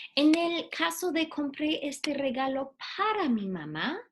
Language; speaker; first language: Spanish; non-native, fluent; English